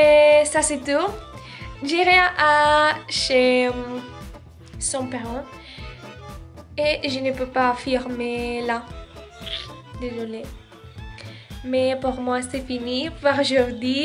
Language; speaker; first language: French; non-native, learner; Spanish